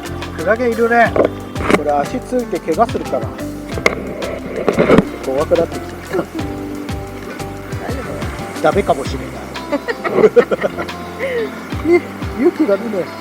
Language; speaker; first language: Japanese; native; Japanese